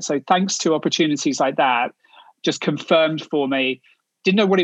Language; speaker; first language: English; native; English